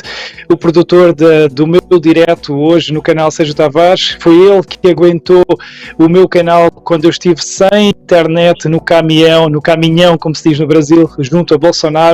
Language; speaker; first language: Portuguese; native; Portuguese